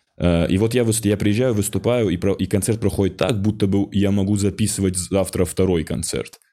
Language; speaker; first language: Russian; non-native, local second language; Ossetic